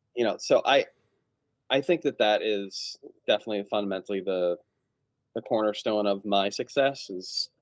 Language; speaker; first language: English; native; English